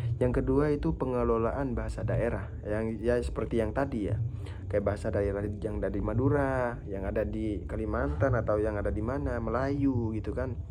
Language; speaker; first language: Indonesian; non-native, local second language; Madurese